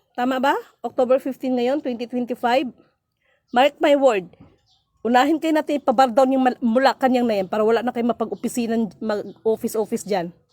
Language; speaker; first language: Filipino; non-native, local second language; Cebuano